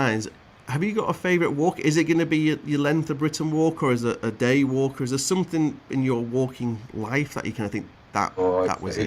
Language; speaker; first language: English; native; English